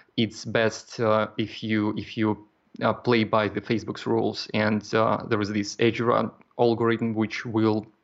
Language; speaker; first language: English; non-native, fluent; Russian